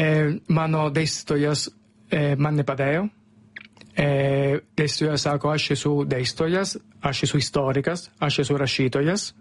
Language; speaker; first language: Lithuanian; non-native, fluent; Italian